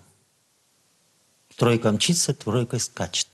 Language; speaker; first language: Russian; native; Russian